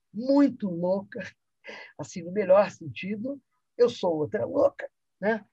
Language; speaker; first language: Portuguese; early bilingual, other home language; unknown